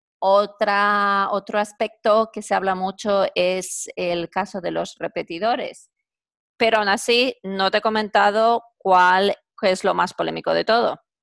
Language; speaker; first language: Spanish; native; Spanish